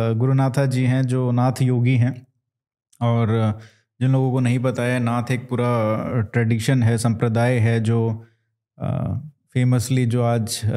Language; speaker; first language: Hindi; native; Hindi